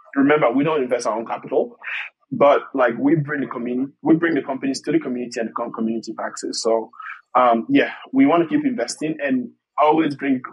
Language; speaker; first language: English; non-native, fluent; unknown